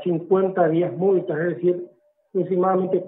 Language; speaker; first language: Spanish; native; Spanish